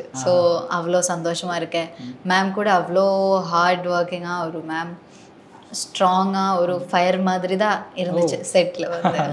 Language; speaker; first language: Tamil; non-native, learner; Malayalam